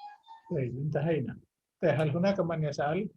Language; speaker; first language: Arabic; non-native, fluent; Indonesian